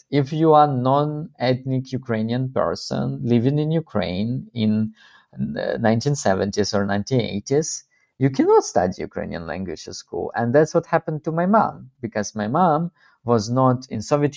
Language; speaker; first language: English; non-native, fluent; Russian